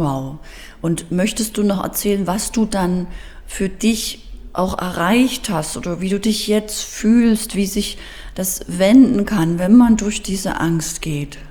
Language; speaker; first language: German; native; German